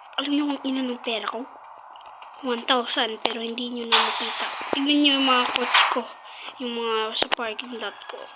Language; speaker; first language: Filipino; non-native, local second language; Waray